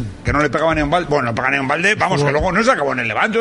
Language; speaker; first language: Spanish; native; Spanish